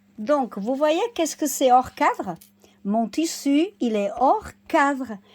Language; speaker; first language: French; non-native, fluent; Portuguese